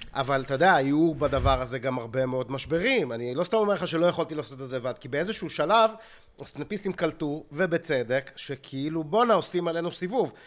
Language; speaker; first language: Hebrew; native; Hebrew